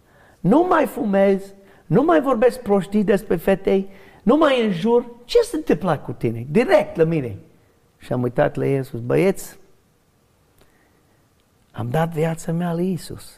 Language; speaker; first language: Romanian; non-native, learner; English